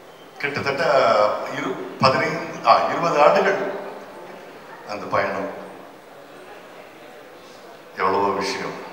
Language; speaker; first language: Tamil; native; Tamil